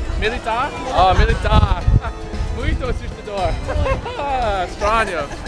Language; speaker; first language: Portuguese; non-native, learner; Dutch